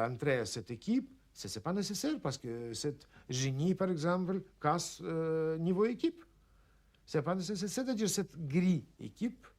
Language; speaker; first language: French; non-native, learner; Russian